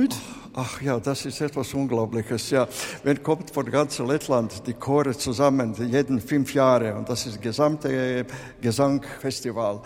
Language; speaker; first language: German; non-native, fluent; Latvian